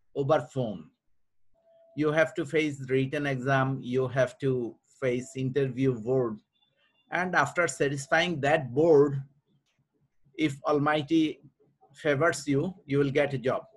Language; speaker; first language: English; non-native, local second language; Bangla